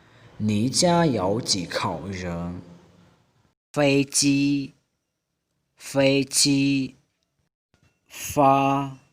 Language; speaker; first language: Chinese; non-native, fluent; Hmong